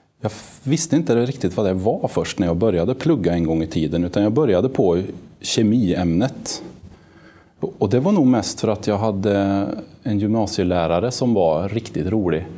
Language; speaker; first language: Swedish; native; Swedish